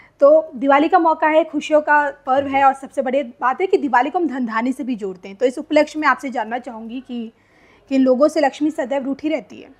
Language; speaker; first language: Hindi; native; Hindi